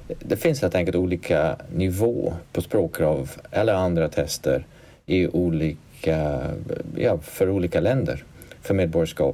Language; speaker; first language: Swedish; non-native, fluent; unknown